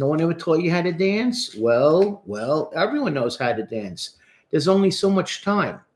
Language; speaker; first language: English; native; English